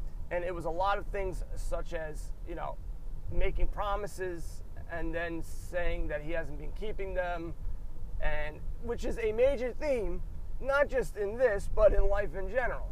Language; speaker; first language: English; native; English